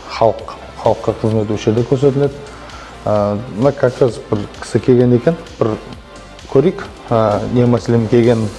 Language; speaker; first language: Kazakh; native; Kazakh